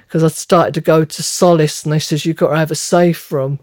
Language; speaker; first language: English; native; English